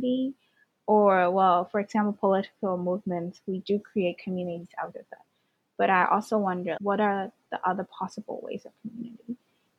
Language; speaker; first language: English; non-native, local second language; Cantonese